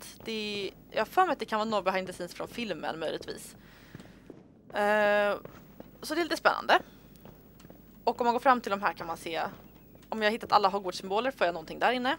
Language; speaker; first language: Swedish; native; Swedish